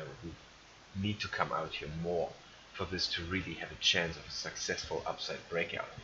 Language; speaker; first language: English; non-native, fluent; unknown